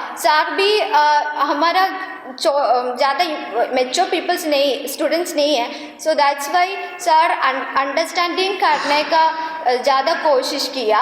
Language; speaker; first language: Hindi; non-native, local second language; Malayalam